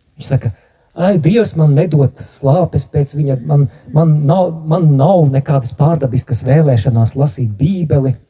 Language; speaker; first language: Latvian; native; Latvian